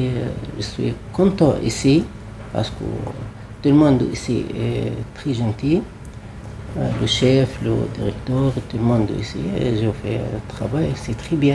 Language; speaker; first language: French; non-native, learner; Arabic